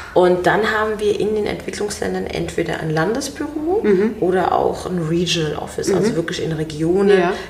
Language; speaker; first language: German; native; German